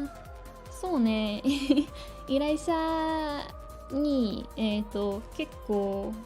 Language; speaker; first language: Japanese; non-native, fluent; English